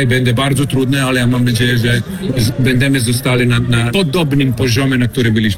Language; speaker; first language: Polish; non-native, fluent; Serbian